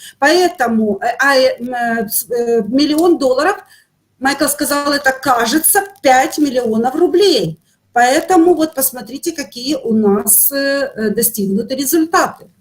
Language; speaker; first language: Russian; native; Russian